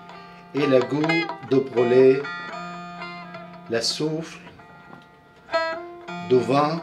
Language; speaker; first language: French; non-native, learner; Arabic